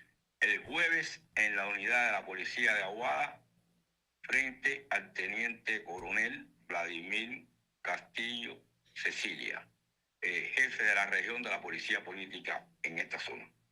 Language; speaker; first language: Spanish; native; Spanish